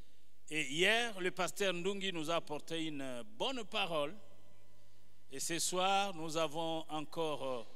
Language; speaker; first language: French; non-native, local second language; Lingala